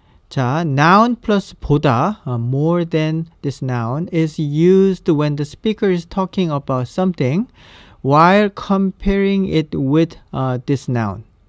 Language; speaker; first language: English; non-native, fluent; Korean